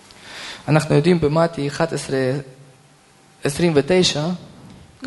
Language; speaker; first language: Hebrew; non-native, fluent; Russian